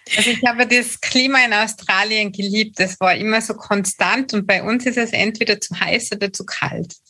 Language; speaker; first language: German; non-native, fluent; English